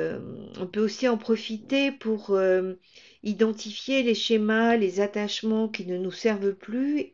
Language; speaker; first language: French; native; French